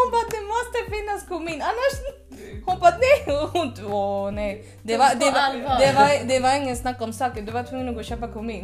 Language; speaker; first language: Swedish; early bilingual, other home language; Spanish